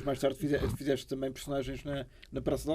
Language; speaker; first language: Portuguese; native; Portuguese